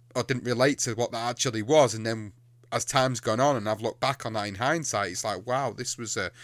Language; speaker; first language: English; native; English